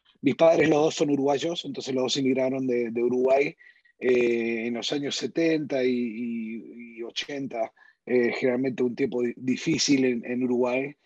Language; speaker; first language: Spanish; early bilingual, heritage; Spanish